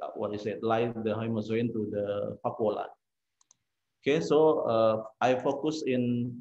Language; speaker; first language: English; non-native, learner; Indonesian